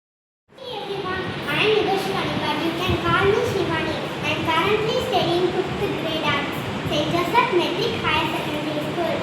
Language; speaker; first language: English; non-native, learner; Tamil